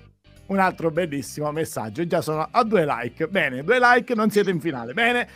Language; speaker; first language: Italian; native; Italian